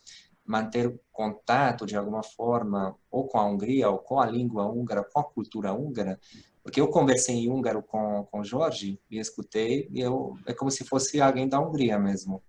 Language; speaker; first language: Portuguese; non-native, fluent; Hungarian